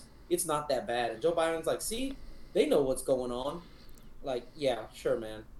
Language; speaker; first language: English; native; English